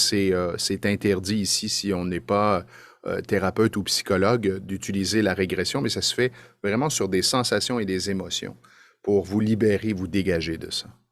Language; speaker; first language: French; native; French